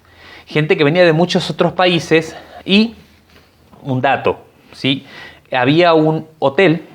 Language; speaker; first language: Spanish; native; Spanish